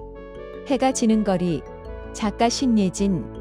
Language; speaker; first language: Korean; native; Korean